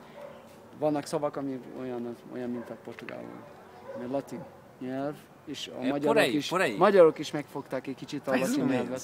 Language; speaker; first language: Hungarian; early bilingual, heritage; Hungarian